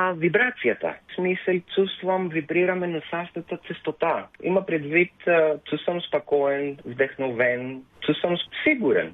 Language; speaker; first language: Bulgarian; non-native, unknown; Greek